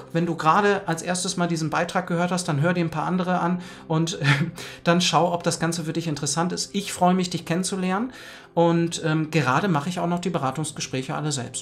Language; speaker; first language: German; native; German